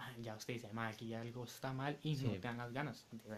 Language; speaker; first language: Spanish; native; Spanish